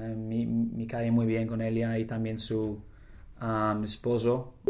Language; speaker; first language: Spanish; non-native, fluent; English